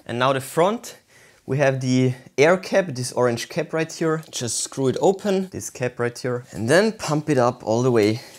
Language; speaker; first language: English; non-native, fluent; German